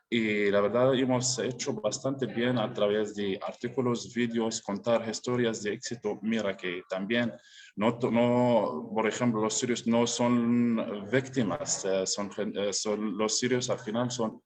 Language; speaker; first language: Spanish; non-native, learner; Arabic